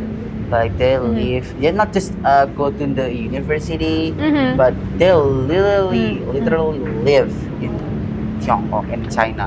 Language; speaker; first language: English; non-native, learner; Indonesian